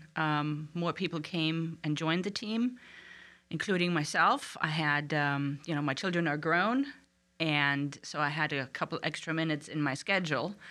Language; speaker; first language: English; non-native, fluent; German